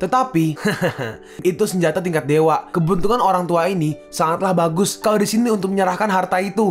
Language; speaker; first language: Indonesian; native; Indonesian